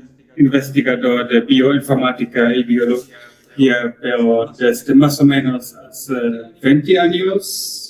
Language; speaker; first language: Spanish; non-native, learner; German